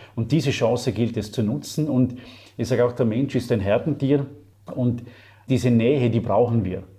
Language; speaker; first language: German; native; German